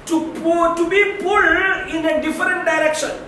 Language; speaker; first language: English; non-native, local second language; Hindi